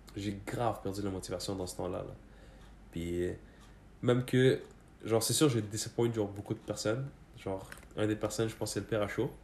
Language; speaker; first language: French; early bilingual, other home language; Persian